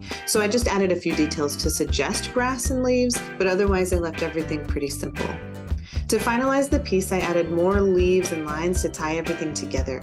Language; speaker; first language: English; native; English